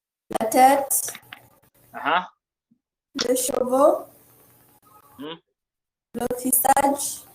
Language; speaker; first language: French; non-native, learner; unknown